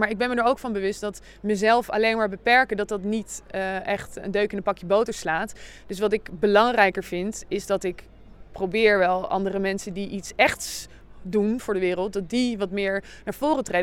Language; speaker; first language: Dutch; native; Dutch